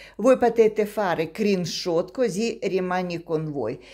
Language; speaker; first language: Italian; non-native, learner; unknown